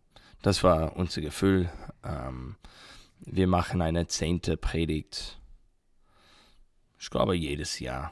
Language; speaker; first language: German; non-native, learner; English